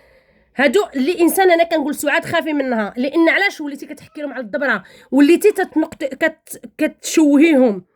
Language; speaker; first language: Arabic; native; Arabic